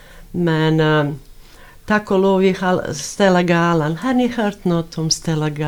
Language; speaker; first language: Swedish; non-native, fluent; Bosnian